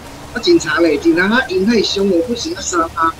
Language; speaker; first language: Chinese; native; Chinese